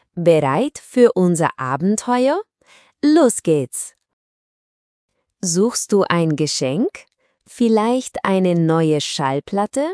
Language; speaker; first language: German; non-native, fluent; Spanish